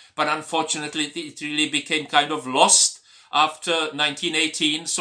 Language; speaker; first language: English; non-native, fluent; Czech